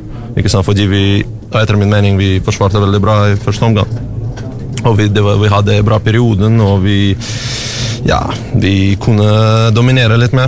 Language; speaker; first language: Norwegian; non-native, learner; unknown